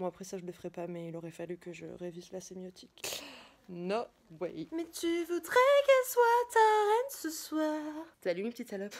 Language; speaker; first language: French; native; French